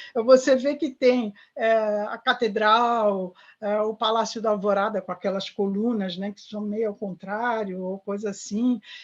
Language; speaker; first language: Portuguese; non-native, fluent; Italian